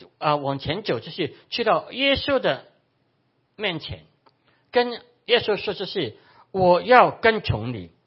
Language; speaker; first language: Chinese; non-native, local second language; Cantonese